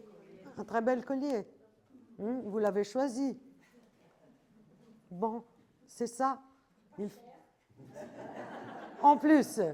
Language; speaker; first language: French; non-native, fluent; Italian